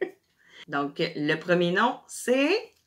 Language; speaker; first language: French; native; French